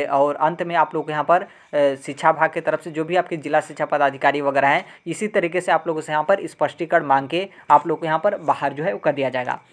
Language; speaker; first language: Hindi; native; Hindi